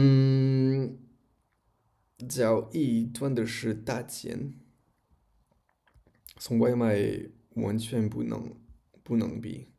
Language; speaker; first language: Chinese; non-native, learner; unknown